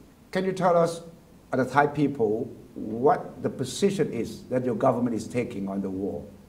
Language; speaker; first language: English; non-native, fluent; Thai